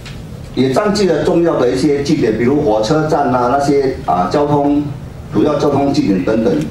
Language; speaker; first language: Chinese; native; Chinese